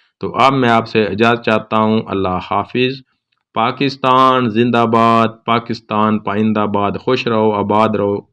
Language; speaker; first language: Urdu; non-native, local second language; Punjabi